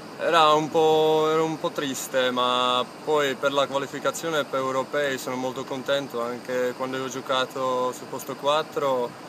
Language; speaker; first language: Italian; non-native, fluent; Czech